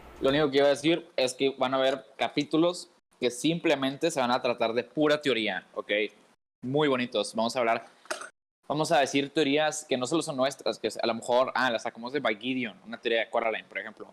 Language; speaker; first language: Spanish; native; Spanish